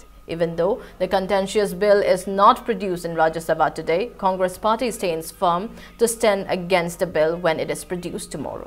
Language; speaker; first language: English; non-native, local second language; Manipuri